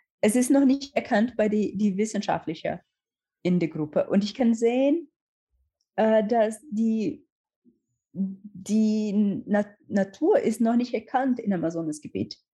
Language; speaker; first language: German; non-native, learner; Portuguese